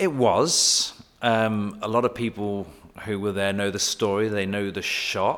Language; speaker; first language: English; native; English